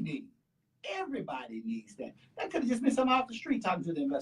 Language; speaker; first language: English; native; English